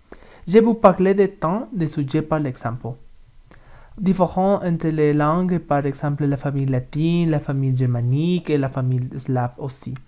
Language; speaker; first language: French; non-native, learner; Spanish